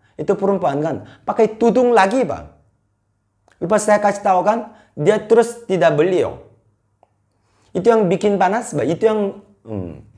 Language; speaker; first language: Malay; non-native, fluent; Korean